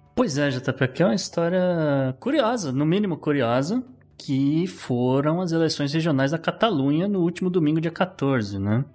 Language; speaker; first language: Portuguese; native; Portuguese